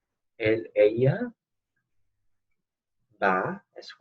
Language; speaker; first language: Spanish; non-native, fluent; English